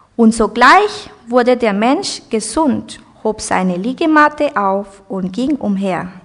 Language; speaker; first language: German; early bilingual, heritage; German